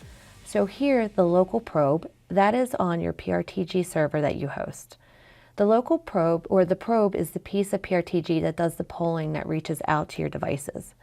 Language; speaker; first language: English; native; English